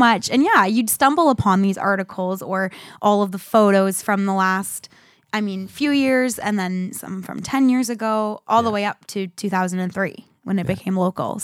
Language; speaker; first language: English; native; English